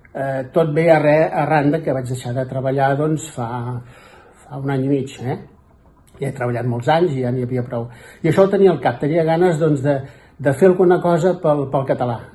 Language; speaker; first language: Catalan; native; Catalan